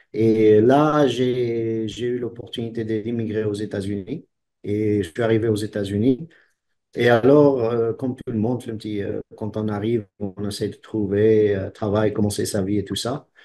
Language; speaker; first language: French; non-native, local second language; Arabic